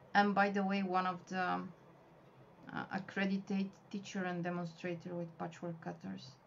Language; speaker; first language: English; non-native, fluent; Bulgarian